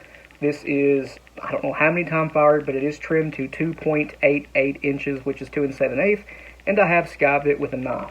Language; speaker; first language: English; native; English